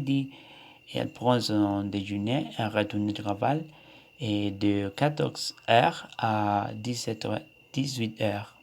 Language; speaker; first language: French; non-native, learner; Spanish